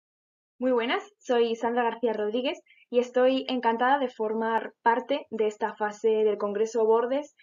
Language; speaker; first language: Spanish; native; Spanish